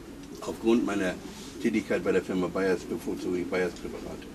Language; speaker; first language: German; native; German